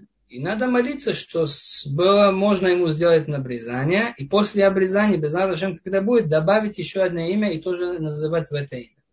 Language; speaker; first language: Russian; non-native, fluent; Hebrew